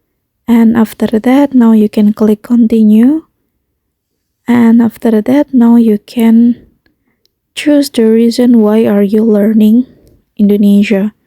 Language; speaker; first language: English; non-native, fluent; Indonesian